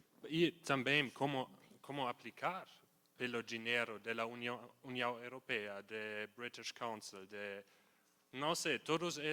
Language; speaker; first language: Portuguese; non-native, fluent; German